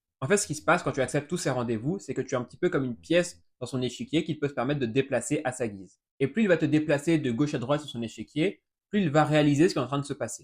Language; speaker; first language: French; native; French